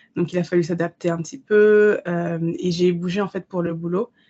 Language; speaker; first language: French; native; French